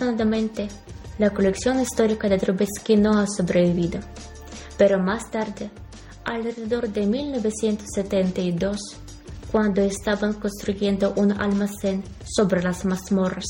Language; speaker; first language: Spanish; non-native, fluent; Ukrainian